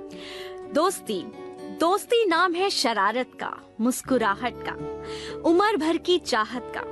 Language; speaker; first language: Hindi; native; Hindi